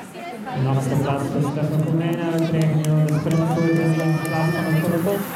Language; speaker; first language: Dutch; native; Dutch